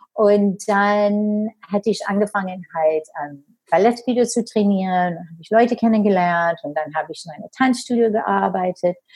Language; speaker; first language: German; non-native, fluent; English